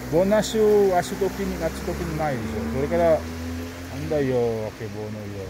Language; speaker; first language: Japanese; non-native, learner; Indonesian